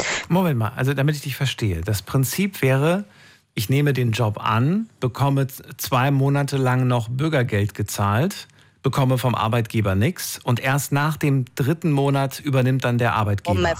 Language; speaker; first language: German; native; German